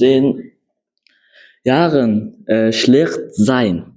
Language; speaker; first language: German; non-native, learner; Uzbek